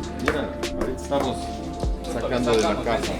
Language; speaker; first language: Spanish; native; Spanish